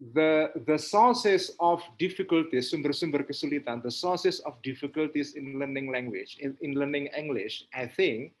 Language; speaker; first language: English; non-native, fluent; Indonesian